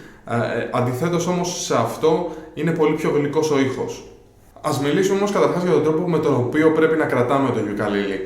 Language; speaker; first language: Greek; native; Greek